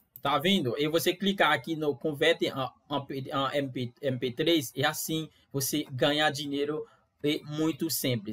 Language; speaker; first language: Portuguese; non-native, fluent; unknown